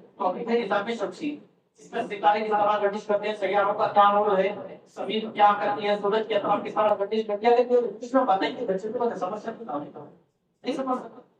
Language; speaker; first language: Urdu; native; Urdu